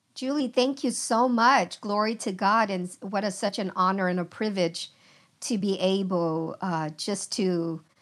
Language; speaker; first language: English; early bilingual, other home language; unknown